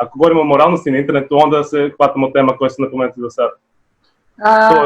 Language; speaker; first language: Bosnian; native; Bosnian